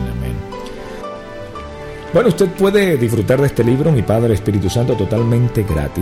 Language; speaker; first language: Spanish; native; Spanish